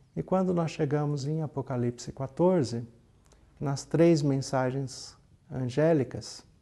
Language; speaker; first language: Portuguese; native; Portuguese